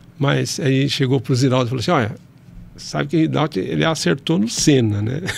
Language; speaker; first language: Portuguese; native; Portuguese